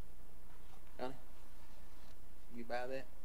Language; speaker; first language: English; native; English